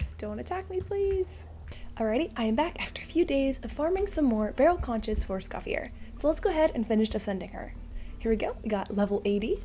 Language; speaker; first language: English; native; English